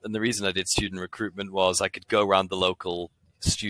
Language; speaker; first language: English; native; English